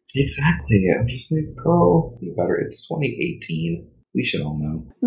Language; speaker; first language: English; early bilingual, other home language; Spanish